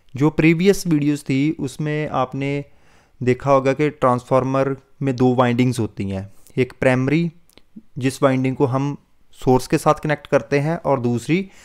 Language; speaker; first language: Hindi; non-native, local second language; Punjabi